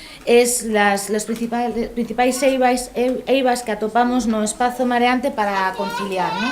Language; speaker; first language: Spanish; native; Spanish